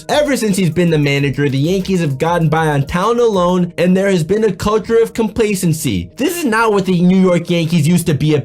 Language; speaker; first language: English; native; English